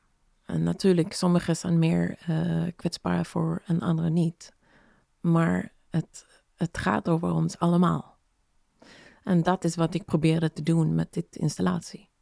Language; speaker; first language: Dutch; non-native, fluent; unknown